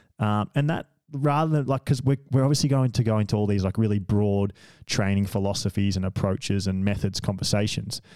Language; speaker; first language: English; native; English